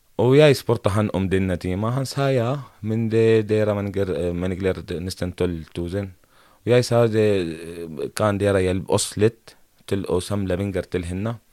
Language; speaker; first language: Norwegian; non-native, learner; Arabic